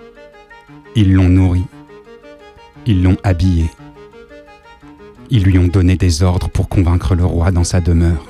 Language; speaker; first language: French; native; French